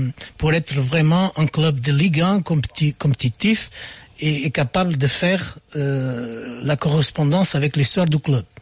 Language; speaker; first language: French; non-native, fluent; Portuguese